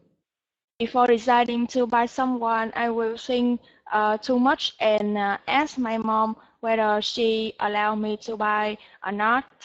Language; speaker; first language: English; non-native, learner; Vietnamese